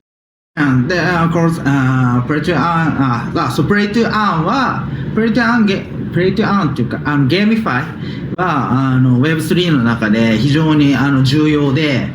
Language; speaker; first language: Japanese; native; Japanese